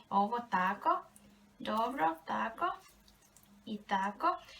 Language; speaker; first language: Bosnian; non-native, learner; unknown